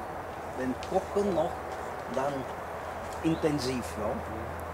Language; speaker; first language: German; non-native, learner; Czech